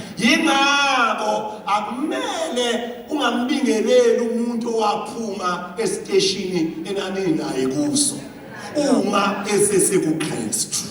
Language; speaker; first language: Zulu; native; Zulu